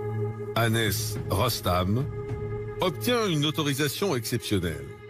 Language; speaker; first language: French; native; French